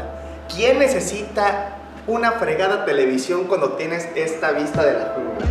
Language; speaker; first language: Spanish; native; Spanish